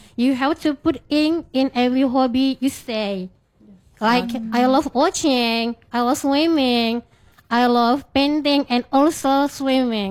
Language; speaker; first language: English; non-native, fluent; Indonesian